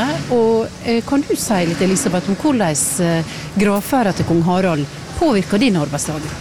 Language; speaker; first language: Norwegian; native; Norwegian